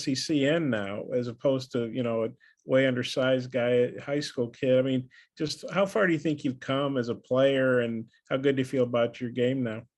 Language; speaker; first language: English; native; English